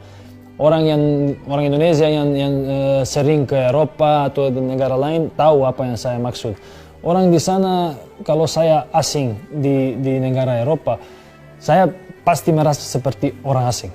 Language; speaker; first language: Indonesian; non-native, fluent; Serbian